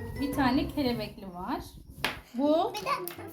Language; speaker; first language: Turkish; native; Turkish